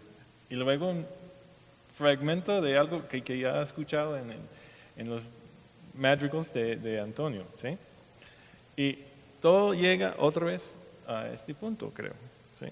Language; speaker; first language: Spanish; non-native, fluent; English